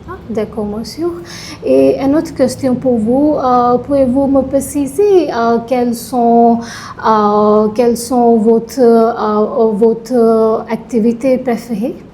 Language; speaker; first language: French; non-native, learner; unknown